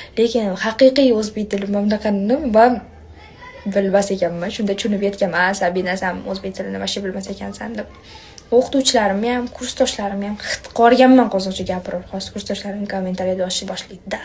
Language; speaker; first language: Uzbek; non-native, local second language; Kazakh